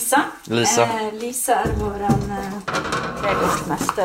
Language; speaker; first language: Swedish; non-native, learner; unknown